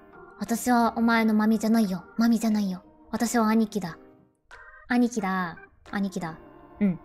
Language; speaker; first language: Japanese; non-native, learner; Russian